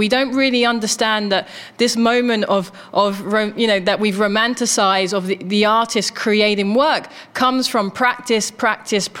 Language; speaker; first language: English; native; English